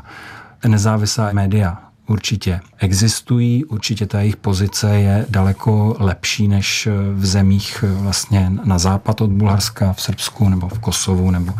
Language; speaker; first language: Czech; native; Czech